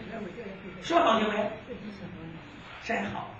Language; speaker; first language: Chinese; native; Chinese